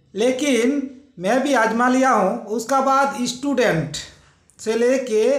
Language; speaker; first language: Hindi; non-native, local second language; Santali